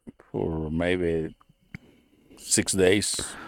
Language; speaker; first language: English; non-native, learner; Spanish